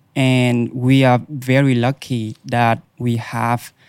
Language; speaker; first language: English; non-native, fluent; Vietnamese